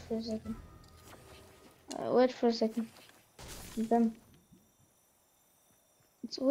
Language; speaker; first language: English; non-native, learner; Polish